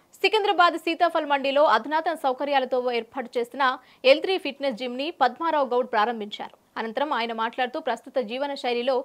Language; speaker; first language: Telugu; native; Telugu